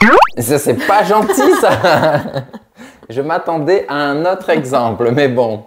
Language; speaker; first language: French; native; French